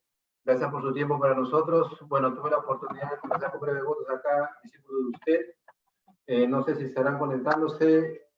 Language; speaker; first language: Spanish; native; Spanish